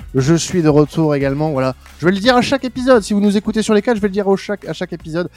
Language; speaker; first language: French; native; French